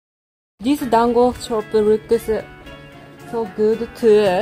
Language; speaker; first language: English; non-native, learner; Japanese